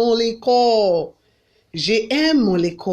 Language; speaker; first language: French; non-native, fluent; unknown